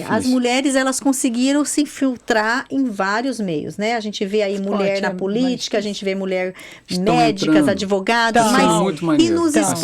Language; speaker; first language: Portuguese; native; Portuguese